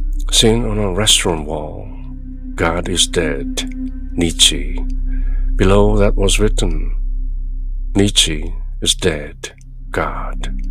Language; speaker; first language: English; non-native, fluent; Korean